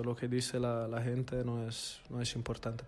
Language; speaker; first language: Spanish; non-native, learner; Italian